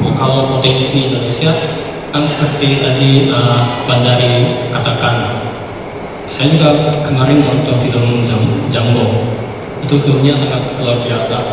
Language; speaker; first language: Indonesian; non-native, fluent; Japanese